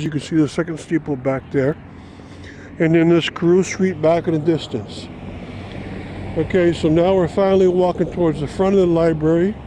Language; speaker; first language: English; native; English